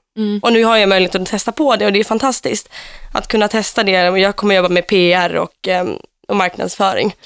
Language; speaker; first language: Swedish; early bilingual, heritage; Swedish